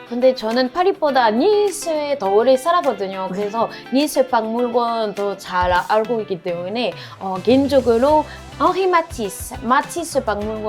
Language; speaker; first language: Korean; non-native, fluent; French